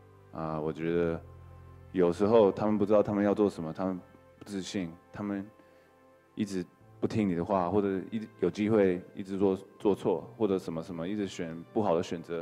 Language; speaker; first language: Chinese; early bilingual, heritage; English